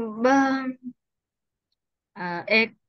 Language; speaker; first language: English; non-native, learner; Vietnamese